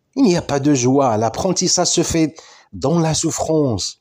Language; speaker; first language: French; non-native, local second language; Arabic